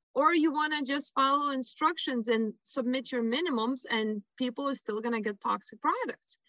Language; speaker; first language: English; non-native, fluent; Lithuanian